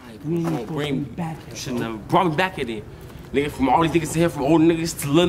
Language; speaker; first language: English; native; English